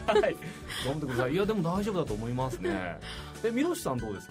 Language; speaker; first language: Japanese; native; Japanese